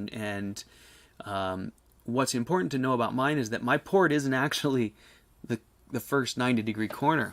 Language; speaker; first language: English; native; English